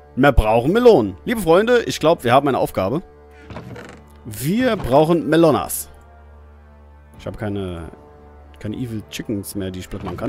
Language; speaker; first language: German; native; German